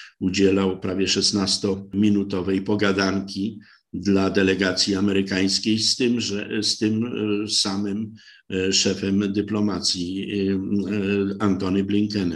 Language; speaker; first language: Polish; native; Polish